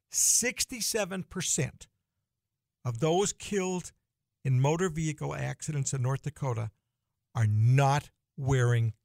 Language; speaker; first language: English; native; English